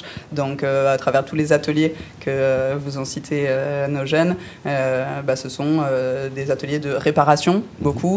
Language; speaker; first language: French; native; French